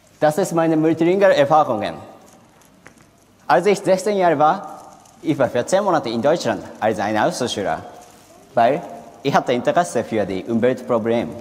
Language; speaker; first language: German; non-native, learner; Japanese